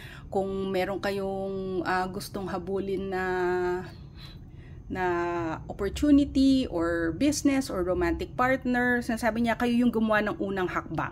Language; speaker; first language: Filipino; native; Filipino